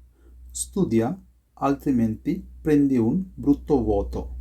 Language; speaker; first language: Italian; non-native, fluent; Sinhala